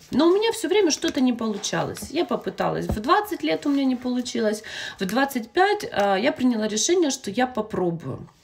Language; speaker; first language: Russian; native; Russian